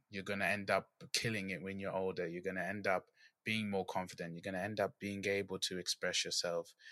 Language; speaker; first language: English; native; English